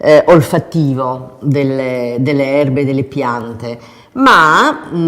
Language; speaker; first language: Italian; native; Italian